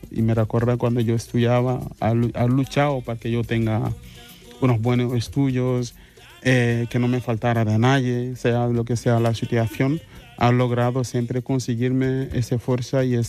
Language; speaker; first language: Spanish; non-native, fluent; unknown